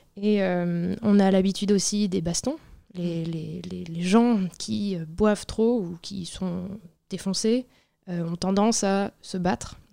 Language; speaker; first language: French; native; French